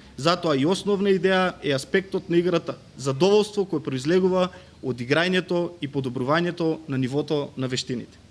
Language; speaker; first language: Macedonian; native; Macedonian